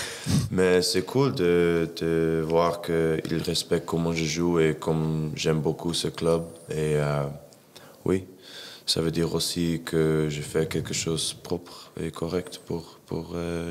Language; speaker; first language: French; non-native, fluent; English